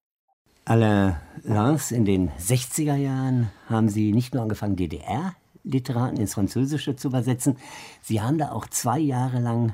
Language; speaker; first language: German; native; German